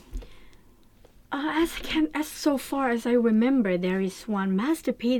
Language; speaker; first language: English; non-native, learner; Thai